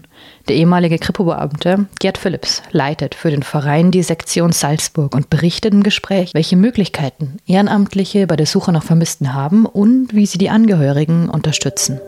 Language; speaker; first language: German; native; German